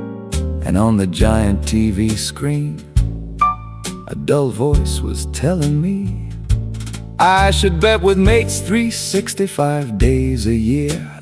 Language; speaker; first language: English; native; English